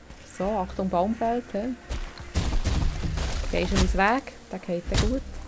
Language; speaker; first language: German; native; German